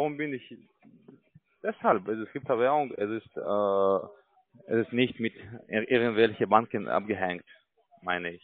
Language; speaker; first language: German; non-native, learner; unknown